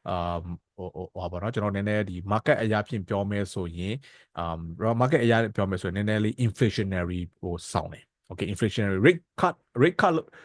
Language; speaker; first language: Burmese; native; Burmese